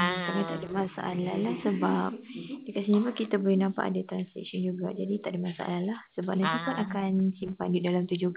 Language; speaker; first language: Malay; native; Malay